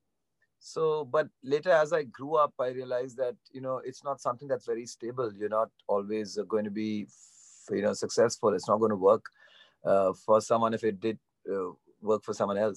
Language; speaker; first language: English; non-native, local second language; Bangla